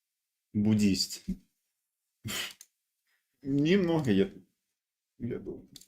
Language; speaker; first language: Russian; non-native, learner; English